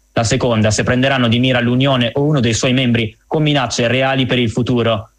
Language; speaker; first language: Italian; native; Italian